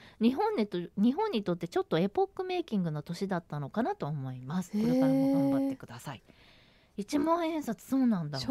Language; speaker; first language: Japanese; native; Japanese